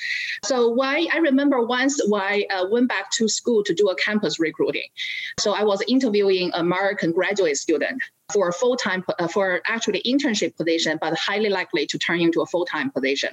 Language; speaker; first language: English; non-native, fluent; Chinese